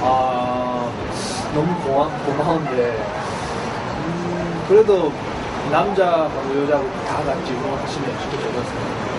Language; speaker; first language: Korean; early bilingual, heritage; Japanese